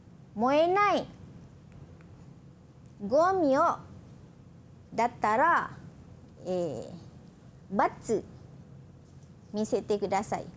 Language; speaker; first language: Japanese; non-native, fluent; Malay